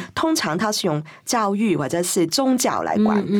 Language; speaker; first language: Chinese; non-native, fluent; Cantonese